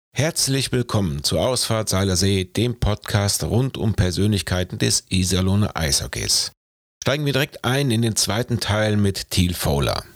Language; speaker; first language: German; native; German